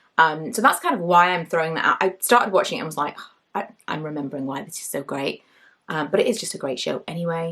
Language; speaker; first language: English; native; English